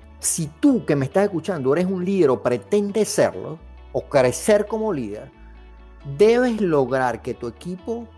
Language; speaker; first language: Spanish; native; Spanish